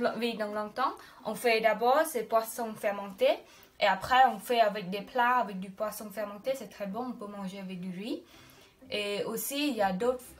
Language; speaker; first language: French; non-native, learner; Khmer